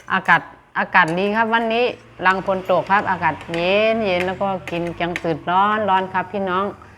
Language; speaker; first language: Thai; native; Thai